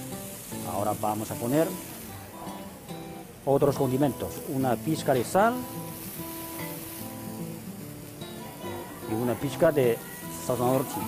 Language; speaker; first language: Spanish; non-native, fluent; Chinese